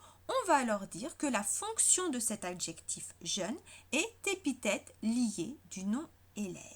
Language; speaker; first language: French; native; French